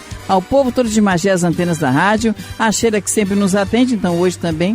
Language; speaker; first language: Portuguese; native; Portuguese